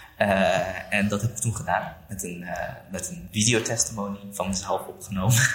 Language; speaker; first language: Dutch; early bilingual, other home language; Uyghur